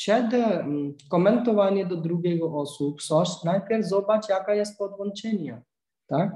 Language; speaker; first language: Polish; non-native, learner; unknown